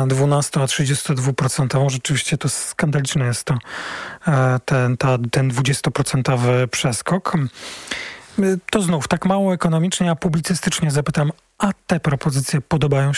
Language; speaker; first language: Polish; native; Polish